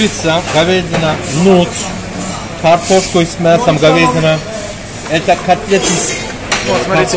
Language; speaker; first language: Russian; non-native, learner; Turkish